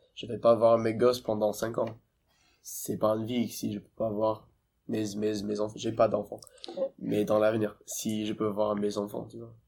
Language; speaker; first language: French; non-native, fluent; English